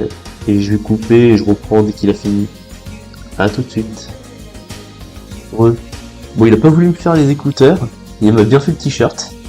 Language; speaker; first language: French; native; French